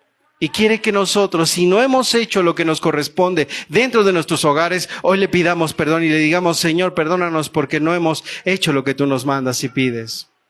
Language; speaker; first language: Spanish; native; Spanish